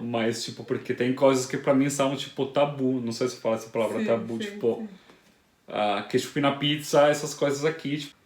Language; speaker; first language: Portuguese; non-native, fluent; Italian